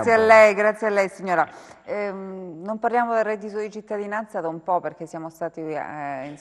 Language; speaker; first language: Italian; native; Italian